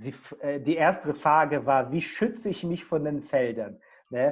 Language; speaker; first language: German; non-native, fluent; Portuguese